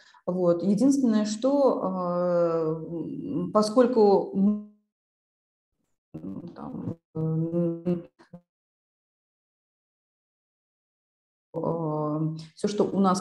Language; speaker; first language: Russian; non-native, local second language; Uzbek